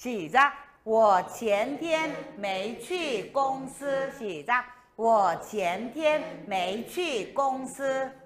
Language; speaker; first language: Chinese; non-native, fluent; Korean